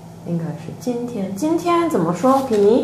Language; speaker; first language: Chinese; native; Chinese